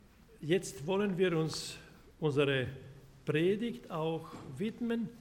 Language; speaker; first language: German; non-native, fluent; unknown